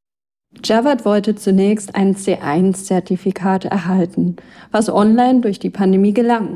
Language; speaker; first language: German; native; German